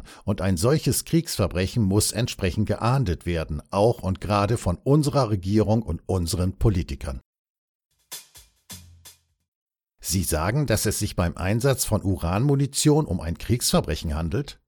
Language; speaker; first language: German; native; German